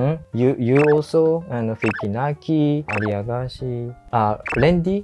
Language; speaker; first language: English; non-native, fluent; Japanese